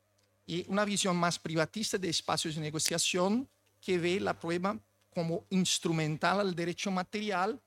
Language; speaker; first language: Spanish; non-native, fluent; Portuguese